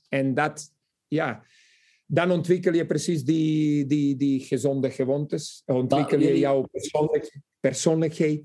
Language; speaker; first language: Dutch; non-native, fluent; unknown